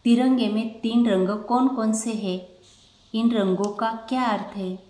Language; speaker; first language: Hindi; non-native, local second language; Marathi